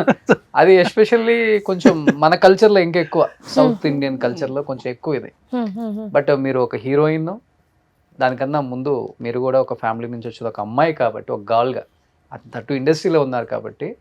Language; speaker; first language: Telugu; native; Telugu